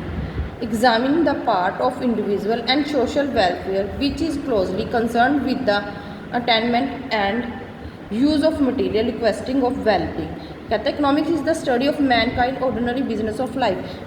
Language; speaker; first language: Hindi; native; Hindi